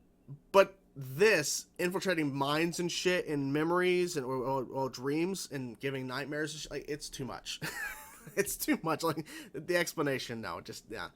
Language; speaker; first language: English; native; English